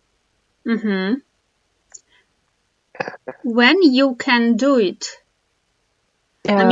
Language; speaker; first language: English; non-native, fluent; Russian